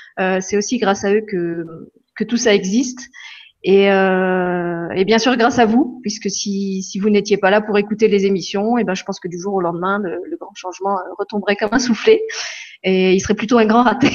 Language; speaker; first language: French; native; French